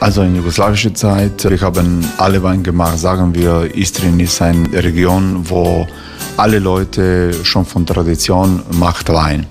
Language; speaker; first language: German; non-native, learner; Croatian